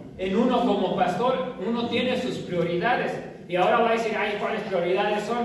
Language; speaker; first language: Spanish; native; Spanish